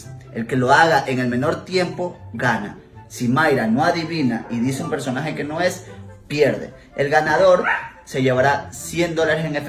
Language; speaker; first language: Spanish; native; Spanish